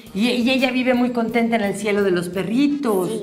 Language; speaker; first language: Spanish; native; Spanish